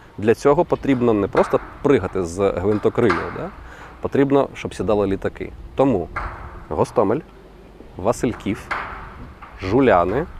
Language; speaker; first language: Ukrainian; non-native, local second language; Russian